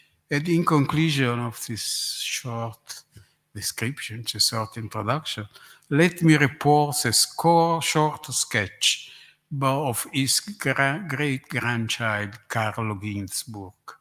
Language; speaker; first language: English; non-native, learner; Italian